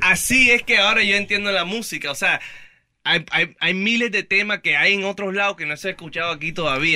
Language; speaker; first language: Spanish; early bilingual, heritage; Spanish